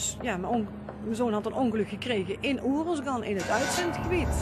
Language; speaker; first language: Dutch; native; Dutch